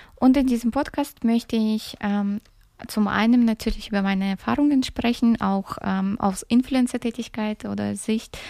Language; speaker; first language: German; early bilingual, other home language; Russian